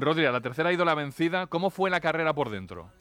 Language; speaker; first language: Spanish; native; Spanish